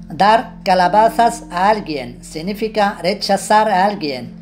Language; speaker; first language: Spanish; non-native, fluent; Arabic